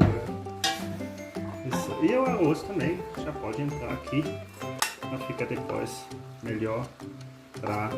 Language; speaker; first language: Portuguese; non-native, learner; German